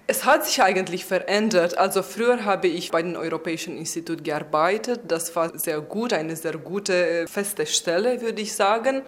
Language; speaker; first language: German; non-native, fluent; Romanian